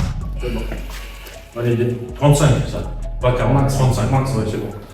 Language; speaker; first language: French; native; French